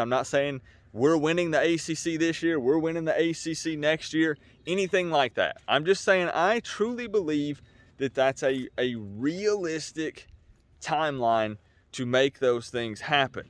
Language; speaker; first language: English; native; English